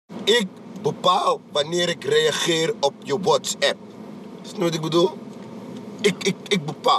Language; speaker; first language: Dutch; native; Dutch